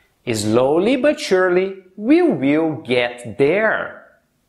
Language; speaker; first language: English; non-native, fluent; Portuguese